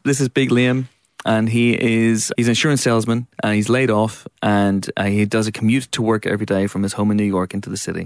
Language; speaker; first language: English; native; English